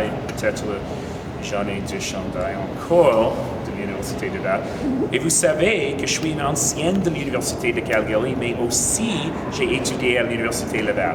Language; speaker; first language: French; non-native, learner; English